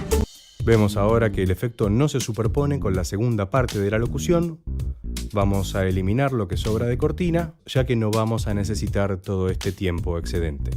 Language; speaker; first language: Spanish; native; Spanish